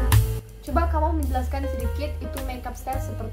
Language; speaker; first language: Indonesian; early bilingual, other home language; Russian